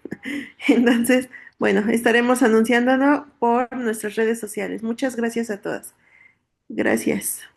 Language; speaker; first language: Spanish; native; Spanish